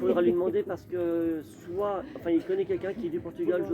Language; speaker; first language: French; native; French